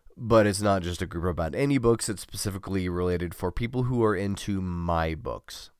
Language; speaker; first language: English; native; English